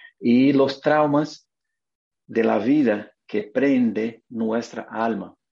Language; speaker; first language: Spanish; non-native, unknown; Portuguese